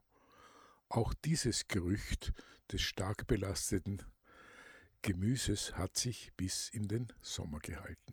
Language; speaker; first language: German; native; German